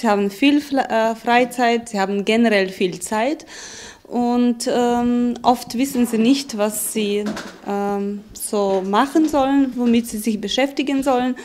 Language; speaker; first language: German; non-native, fluent; Ukrainian